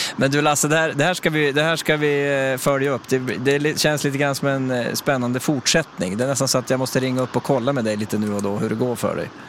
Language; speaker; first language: Swedish; native; Swedish